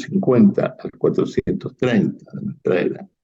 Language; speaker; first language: Spanish; native; Spanish